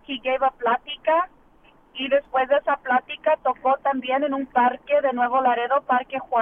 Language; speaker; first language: Spanish; early bilingual, heritage; English